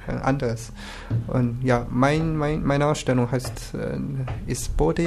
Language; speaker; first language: German; non-native, learner; Chinese